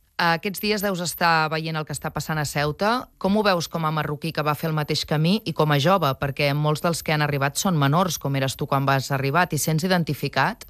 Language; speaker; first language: Catalan; native; Catalan